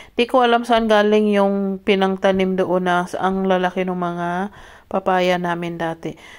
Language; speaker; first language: Filipino; non-native, local second language; Cebuano